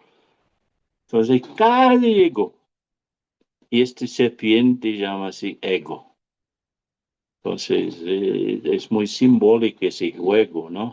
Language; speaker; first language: Spanish; non-native, fluent; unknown